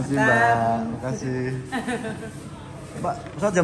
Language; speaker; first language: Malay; non-native, local second language; Javanese